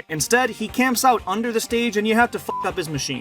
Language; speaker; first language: English; native; English